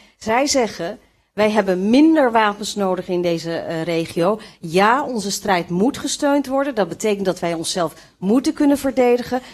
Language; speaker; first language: Dutch; early bilingual, other home language; Kurdish